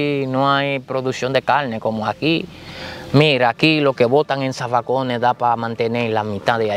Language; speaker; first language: Spanish; early bilingual, other home language; Haitian Creole